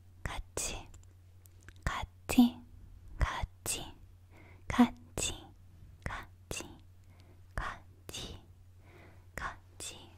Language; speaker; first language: Japanese; non-native, learner; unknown